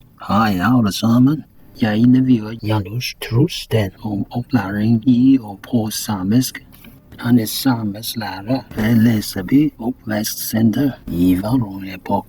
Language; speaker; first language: Norwegian; non-native, learner; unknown